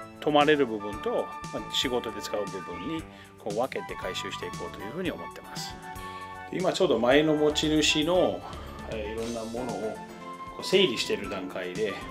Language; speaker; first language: Japanese; non-native, fluent; English